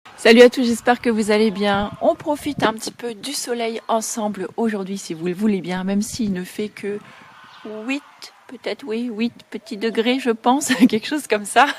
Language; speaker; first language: French; native; French